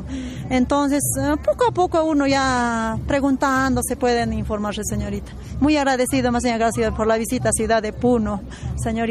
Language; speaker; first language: Spanish; native; Spanish